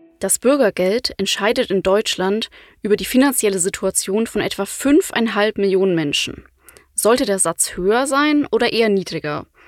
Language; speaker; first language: German; native; German